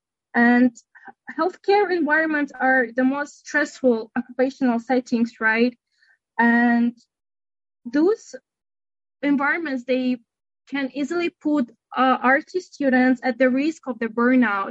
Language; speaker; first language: English; non-native, fluent; Russian